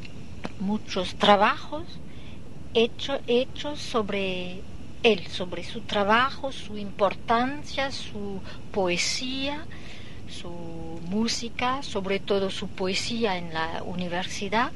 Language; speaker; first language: Spanish; non-native, fluent; French